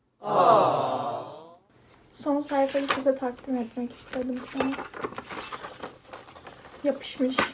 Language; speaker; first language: Turkish; native; Turkish